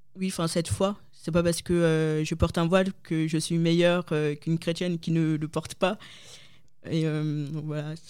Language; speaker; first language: French; native; French